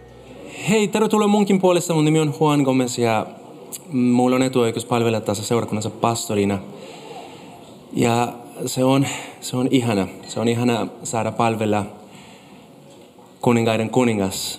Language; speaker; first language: Finnish; non-native, fluent; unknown